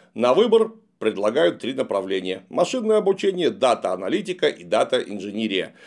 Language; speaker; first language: Russian; native; Russian